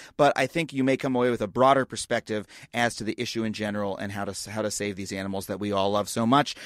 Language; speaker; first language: English; native; English